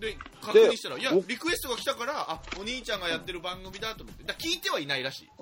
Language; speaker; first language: Japanese; native; Japanese